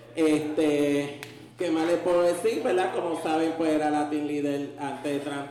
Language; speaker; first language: Spanish; native; Spanish